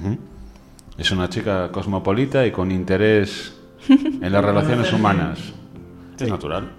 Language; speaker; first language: Spanish; non-native, fluent; German